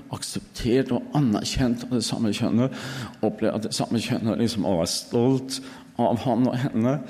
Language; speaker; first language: Norwegian; native; Norwegian